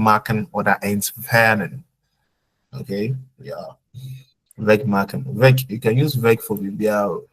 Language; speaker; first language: German; non-native, fluent; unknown